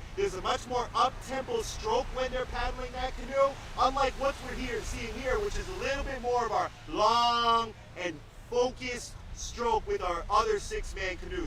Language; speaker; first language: English; native; English